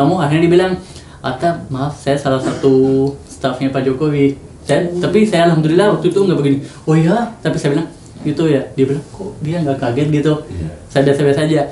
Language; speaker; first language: Indonesian; non-native, fluent; Punjabi